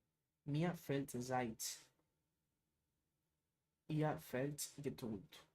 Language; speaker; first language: German; non-native, learner; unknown